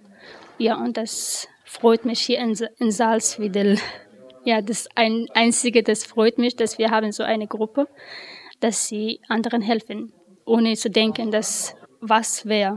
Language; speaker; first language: German; non-native, learner; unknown